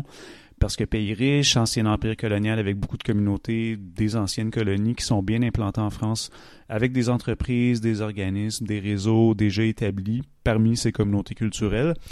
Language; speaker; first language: French; native; French